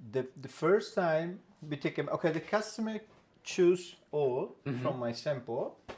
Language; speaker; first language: English; non-native, learner; Italian